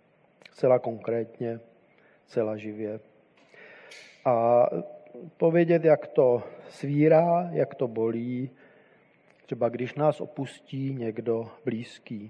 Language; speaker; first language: Czech; native; Czech